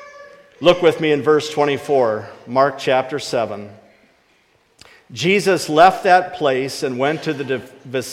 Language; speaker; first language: English; native; English